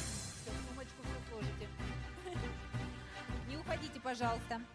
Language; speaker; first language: Russian; native; Russian